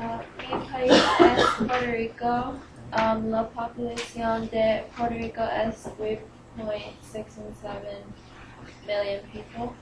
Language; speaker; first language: Spanish; non-native, learner; English